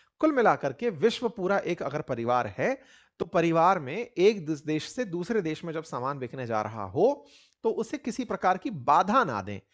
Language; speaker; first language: Hindi; native; Hindi